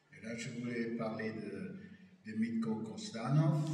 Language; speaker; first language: French; non-native, fluent; German